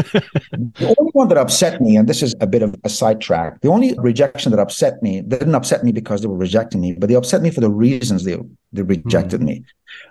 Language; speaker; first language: English; non-native, fluent; Persian